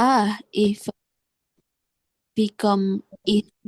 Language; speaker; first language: German; non-native, learner; Indonesian